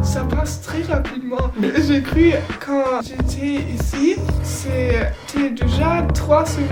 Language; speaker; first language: French; non-native, learner; German